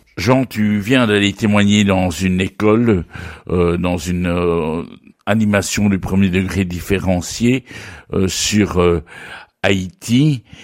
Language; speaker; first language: French; native; French